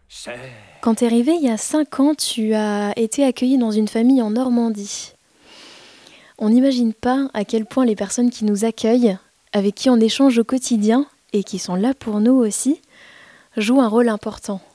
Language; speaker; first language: French; native; French